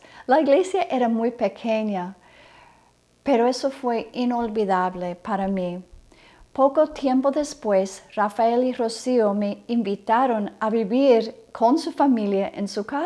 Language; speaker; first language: Spanish; non-native, fluent; English